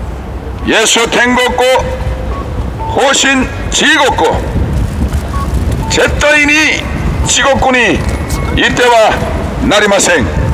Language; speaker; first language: Japanese; non-native, learner; Korean